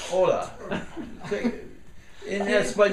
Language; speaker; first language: Spanish; non-native, learner; English